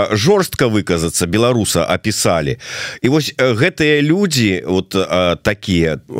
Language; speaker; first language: Belarusian; non-native, local second language; Russian